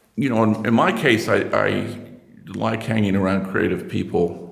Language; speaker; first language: English; native; English